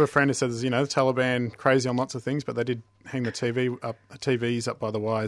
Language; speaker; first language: English; native; English